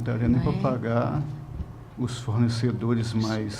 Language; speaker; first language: Portuguese; native; Portuguese